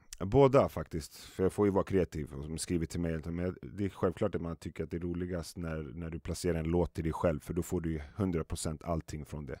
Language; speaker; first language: Swedish; early bilingual, other home language; Arabic